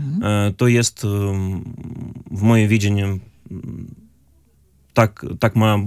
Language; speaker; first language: Polish; non-native, learner; Ukrainian